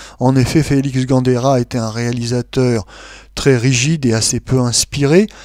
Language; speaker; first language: French; native; French